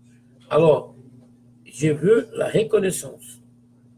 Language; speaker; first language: French; non-native, fluent; Portuguese